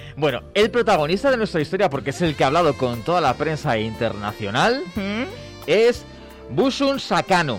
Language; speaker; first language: Spanish; native; Spanish